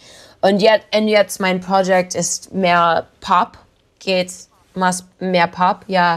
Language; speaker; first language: German; non-native, learner; English